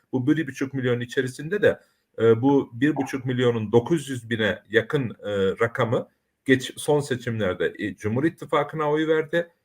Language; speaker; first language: Turkish; early bilingual, heritage; Turkish